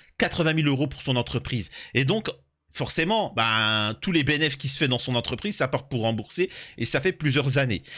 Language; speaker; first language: French; early bilingual, other home language; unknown